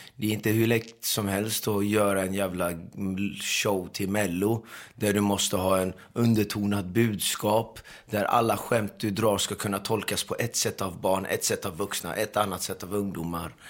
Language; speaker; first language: Swedish; early bilingual, other home language; Persian